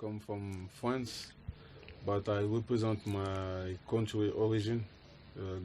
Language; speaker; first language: English; non-native, learner; French